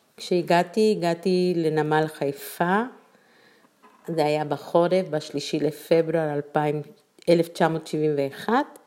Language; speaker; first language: Hebrew; non-native, fluent; Spanish